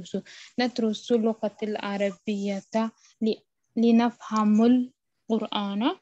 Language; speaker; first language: Arabic; non-native, learner; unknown